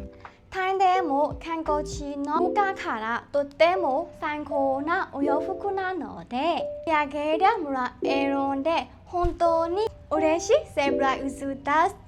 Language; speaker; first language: Japanese; non-native, learner; Burmese